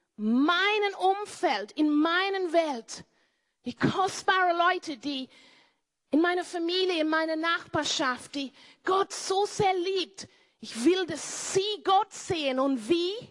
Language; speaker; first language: German; non-native, fluent; English